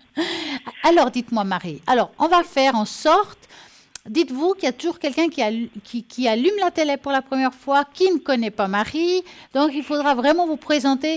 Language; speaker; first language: French; native; French